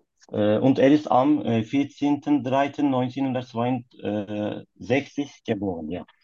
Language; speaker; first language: German; non-native, learner; Turkish